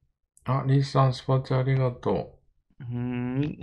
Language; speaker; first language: Japanese; native; Japanese